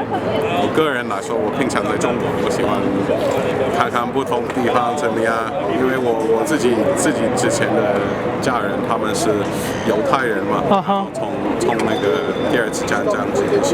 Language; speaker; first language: Chinese; non-native, fluent; English